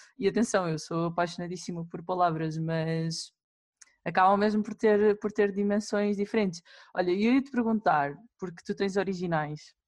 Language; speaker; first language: Portuguese; native; Portuguese